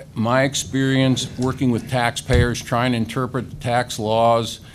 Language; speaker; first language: English; native; English